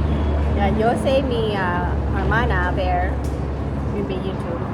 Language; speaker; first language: Spanish; non-native, learner; Lao